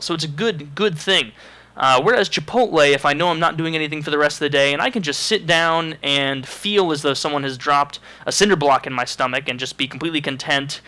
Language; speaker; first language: English; native; English